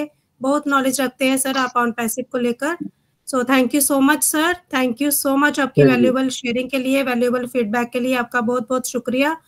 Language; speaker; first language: Hindi; native; Hindi